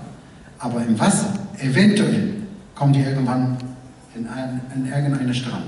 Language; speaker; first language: German; non-native, fluent; Arabic